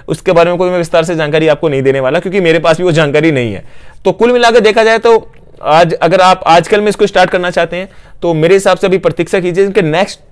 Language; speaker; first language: Hindi; native; Hindi